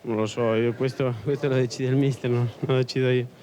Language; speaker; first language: Italian; non-native, learner; Spanish